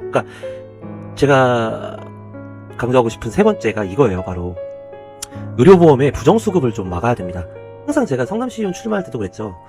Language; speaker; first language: Korean; native; Korean